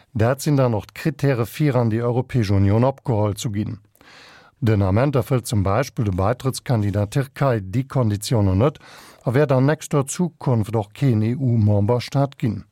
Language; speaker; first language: Luxembourgish; native; Luxembourgish